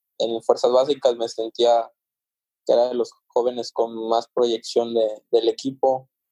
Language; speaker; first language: Spanish; native; Spanish